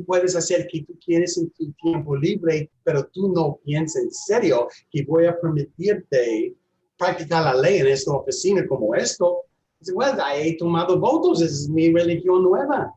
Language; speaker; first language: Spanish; non-native, learner; English